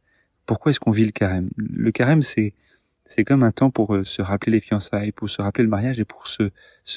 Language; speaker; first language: French; native; French